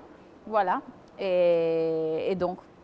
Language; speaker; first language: French; non-native, fluent; Italian